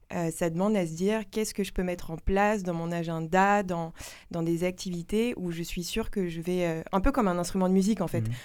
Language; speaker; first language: French; native; French